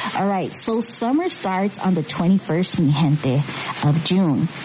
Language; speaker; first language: English; early bilingual, other home language; Spanish